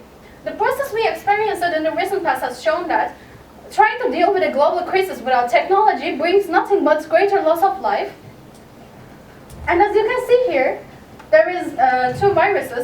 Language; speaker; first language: English; non-native, fluent; Turkish